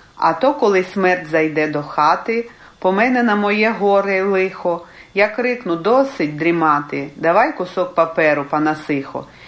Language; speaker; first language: Ukrainian; early bilingual, heritage; Ukrainian